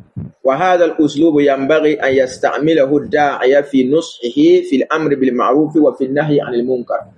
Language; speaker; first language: Arabic; non-native, fluent; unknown